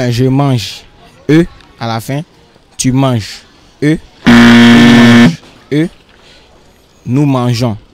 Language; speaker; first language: French; non-native, local second language; Baoulé